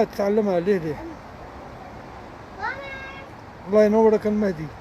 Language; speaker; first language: Arabic; native; Arabic